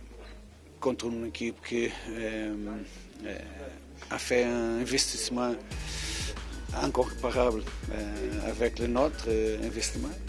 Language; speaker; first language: French; non-native, fluent; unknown